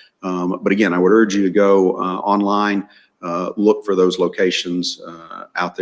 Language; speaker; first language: English; native; English